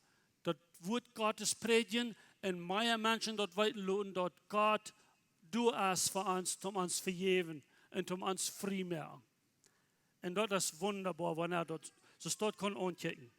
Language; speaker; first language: German; non-native, learner; Plautdietsch